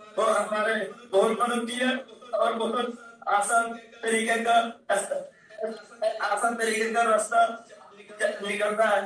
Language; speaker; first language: Hindi; non-native, learner; Rohingya